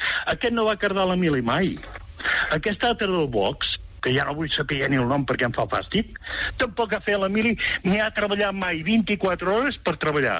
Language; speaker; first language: Catalan; native; Catalan